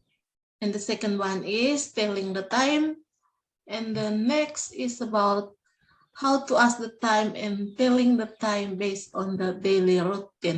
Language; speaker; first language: English; non-native, learner; Indonesian